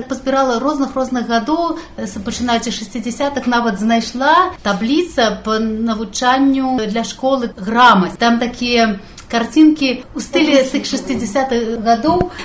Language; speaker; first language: Belarusian; non-native, local second language; Russian